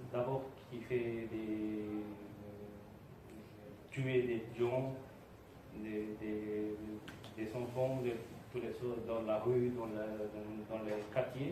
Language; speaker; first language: French; non-native, learner; Tamil